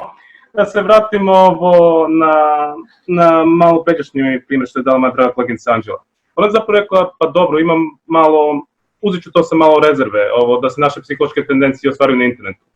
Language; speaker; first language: Bosnian; native; Bosnian